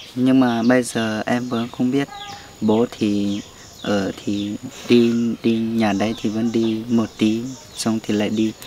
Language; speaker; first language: Vietnamese; non-native, local second language; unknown